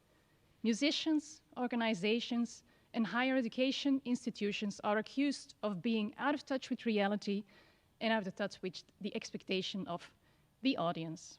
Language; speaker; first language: English; non-native, fluent; Dutch